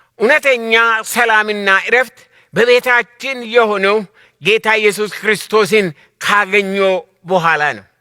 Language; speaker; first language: Amharic; non-native, local second language; Oromo